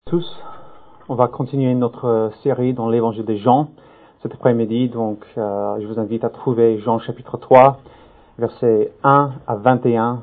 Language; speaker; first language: French; non-native, fluent; English